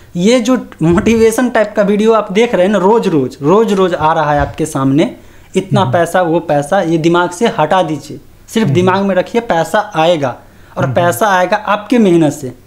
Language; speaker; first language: Hindi; native; Hindi